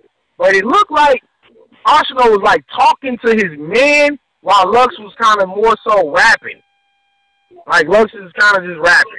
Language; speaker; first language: English; native; English